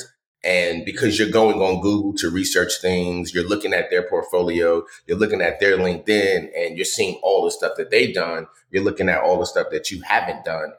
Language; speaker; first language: English; native; English